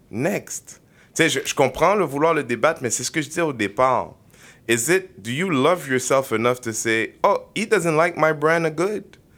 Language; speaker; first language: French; native; French